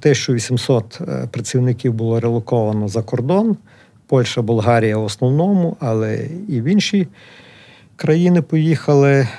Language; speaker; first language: Ukrainian; native; Ukrainian